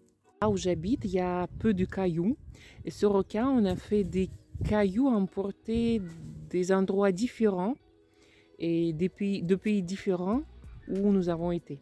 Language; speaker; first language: French; non-native, fluent; Russian